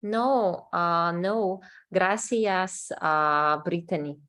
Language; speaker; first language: Spanish; non-native, learner; English